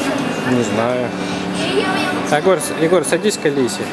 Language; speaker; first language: Russian; native; Russian